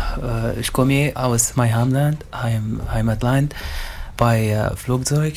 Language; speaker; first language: German; non-native, learner; Arabic